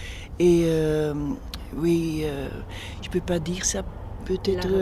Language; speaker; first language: French; non-native, local second language; Dutch